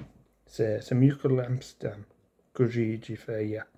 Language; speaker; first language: French; non-native, learner; English